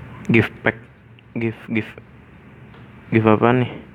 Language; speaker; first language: English; non-native, learner; Indonesian